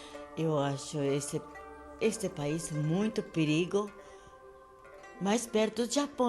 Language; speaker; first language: Portuguese; non-native, learner; Japanese